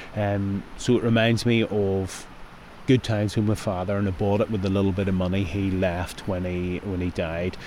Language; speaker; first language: English; native; English